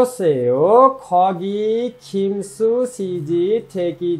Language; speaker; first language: Korean; non-native, fluent; Nepali